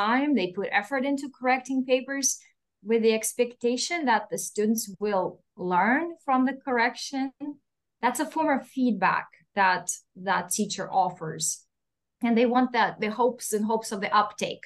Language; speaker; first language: English; non-native, fluent; Russian